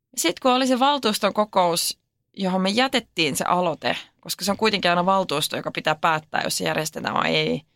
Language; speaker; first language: Finnish; non-native, local second language; Swedish